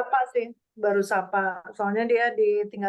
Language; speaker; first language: Indonesian; native; Indonesian